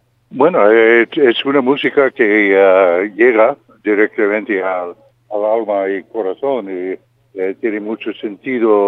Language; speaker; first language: Spanish; non-native, fluent; English